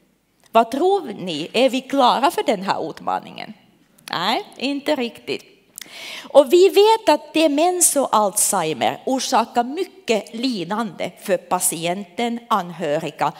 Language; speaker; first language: Swedish; non-native, local second language; Finnish